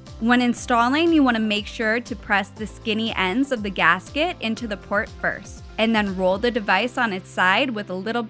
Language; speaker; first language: English; native; English